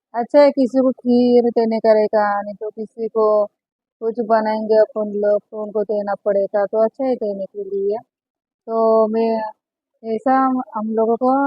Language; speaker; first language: Hindi; non-native, local second language; Marathi